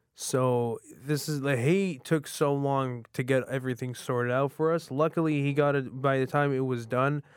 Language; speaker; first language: English; early bilingual, other home language; Arabic